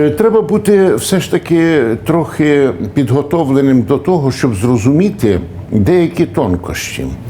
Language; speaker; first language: Ukrainian; native; Ukrainian